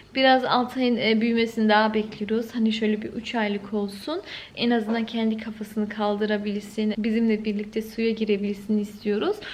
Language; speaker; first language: Turkish; early bilingual, heritage; Turkish